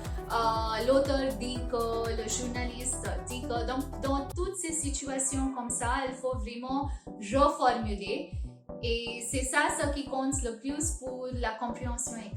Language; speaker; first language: French; non-native, fluent; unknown